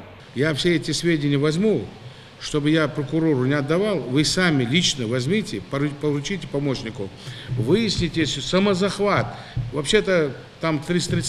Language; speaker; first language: Russian; non-native, local second language; Ingush